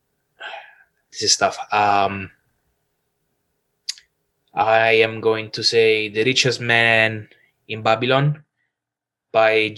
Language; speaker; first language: English; non-native, fluent; Italian